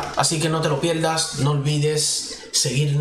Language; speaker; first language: Spanish; native; Spanish